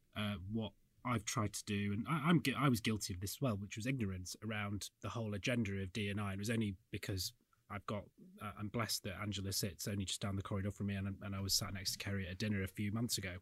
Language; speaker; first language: English; native; English